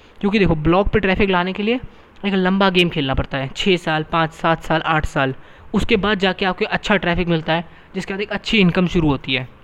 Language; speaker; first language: Hindi; native; Hindi